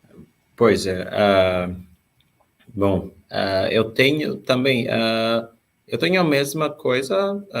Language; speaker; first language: Portuguese; non-native, fluent; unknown